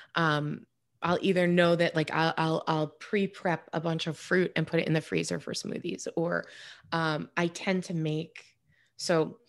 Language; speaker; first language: English; native; English